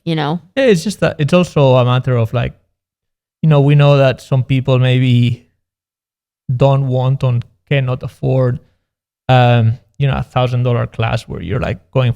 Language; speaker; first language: English; non-native, fluent; Spanish